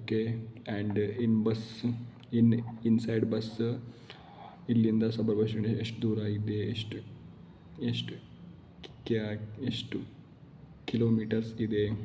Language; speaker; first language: Kannada; non-native, learner; Malayalam